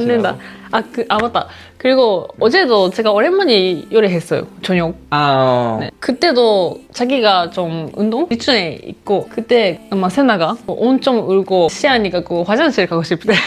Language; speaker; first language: Korean; non-native, fluent; Japanese